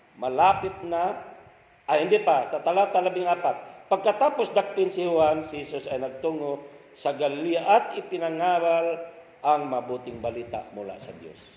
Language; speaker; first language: Filipino; non-native, local second language; Cebuano